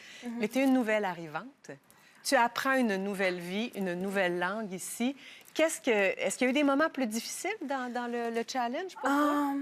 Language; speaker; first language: French; native; French